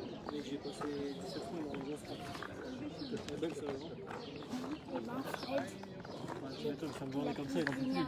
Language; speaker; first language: French; native; French